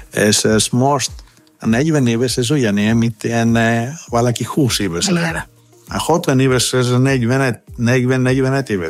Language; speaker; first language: Hungarian; non-native, learner; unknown